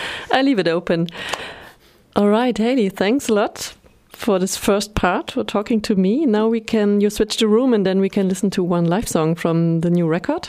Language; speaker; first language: English; non-native, fluent; German